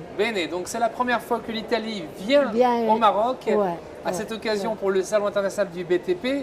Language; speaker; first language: French; non-native, local second language; Arabic